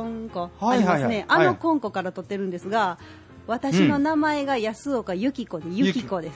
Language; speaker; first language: Japanese; native; Japanese